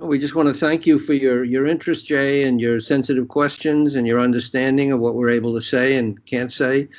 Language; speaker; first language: English; native; English